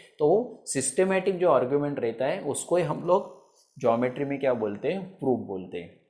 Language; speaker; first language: Hindi; non-native, local second language; Marathi